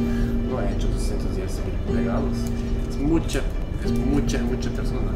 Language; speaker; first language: Spanish; non-native, learner; Japanese